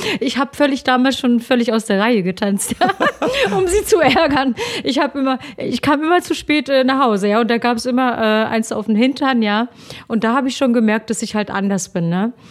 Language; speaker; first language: German; early bilingual, other home language; Turkish